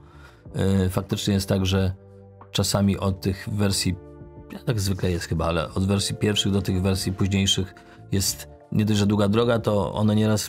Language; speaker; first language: Polish; native; Polish